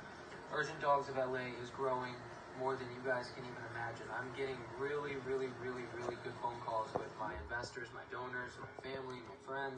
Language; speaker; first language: English; native; English